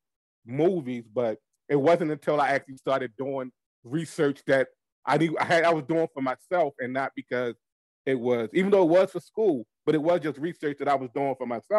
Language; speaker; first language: English; native; English